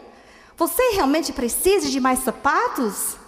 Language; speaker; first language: Portuguese; non-native, fluent; English